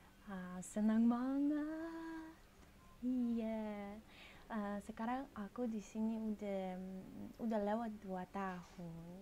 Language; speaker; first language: Indonesian; non-native, learner; Polish